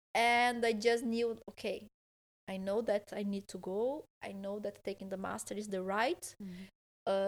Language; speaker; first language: English; non-native, fluent; Portuguese